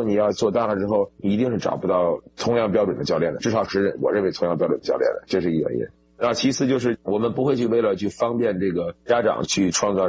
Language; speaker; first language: Chinese; native; Chinese